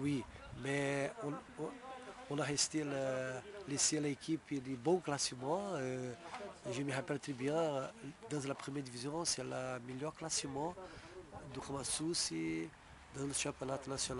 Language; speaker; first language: French; non-native, fluent; Portuguese